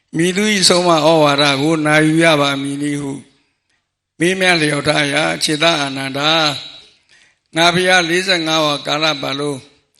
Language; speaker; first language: Burmese; non-native, local second language; Mon